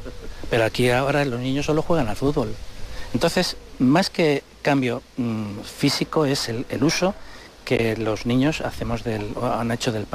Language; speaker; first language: Spanish; native; Spanish